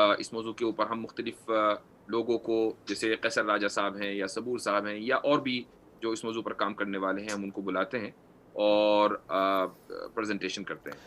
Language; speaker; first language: Urdu; native; Urdu